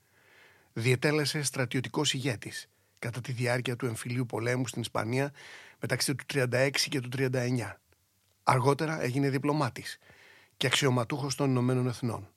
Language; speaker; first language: Greek; native; Greek